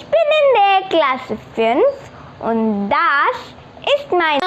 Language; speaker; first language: German; non-native, learner; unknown